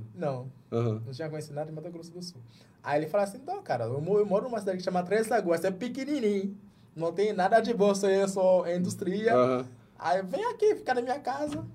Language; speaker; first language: Portuguese; non-native, fluent; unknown